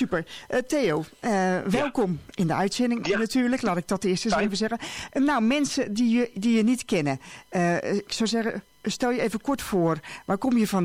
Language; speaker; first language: Dutch; native; Dutch